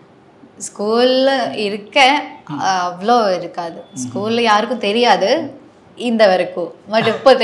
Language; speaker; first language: Tamil; non-native, learner; Malayalam